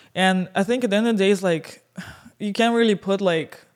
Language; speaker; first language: English; non-native, fluent; Russian